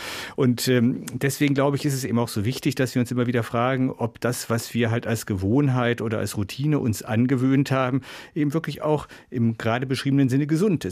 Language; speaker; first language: German; native; German